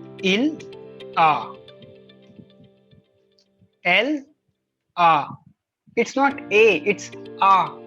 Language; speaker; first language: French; non-native, fluent; Hindi